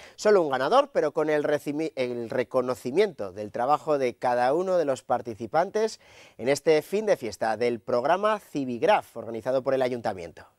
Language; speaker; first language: Spanish; native; Spanish